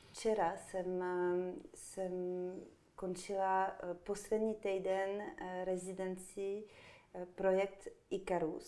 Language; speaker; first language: Czech; non-native, fluent; French